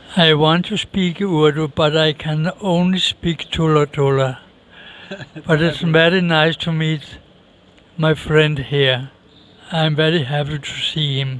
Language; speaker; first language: English; non-native, learner; Danish